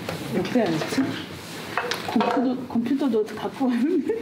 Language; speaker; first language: Korean; non-native, fluent; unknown